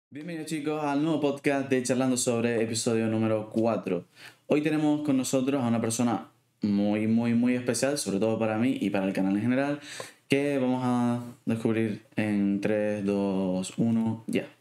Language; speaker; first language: Spanish; native; Spanish